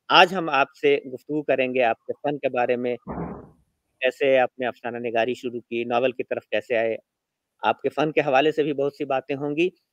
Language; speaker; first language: Urdu; native; Urdu